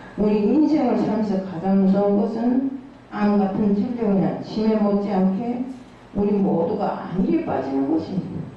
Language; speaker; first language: Korean; native; Korean